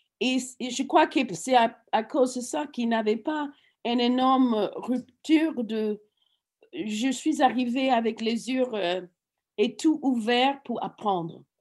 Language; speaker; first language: French; non-native, fluent; English